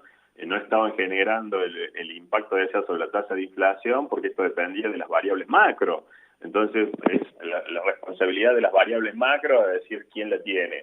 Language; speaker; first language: Spanish; native; Spanish